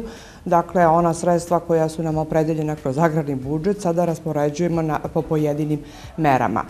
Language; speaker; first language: Serbian; native; Serbian